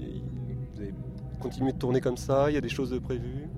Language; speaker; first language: French; native; French